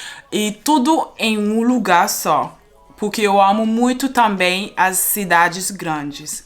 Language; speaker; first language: Portuguese; non-native, fluent; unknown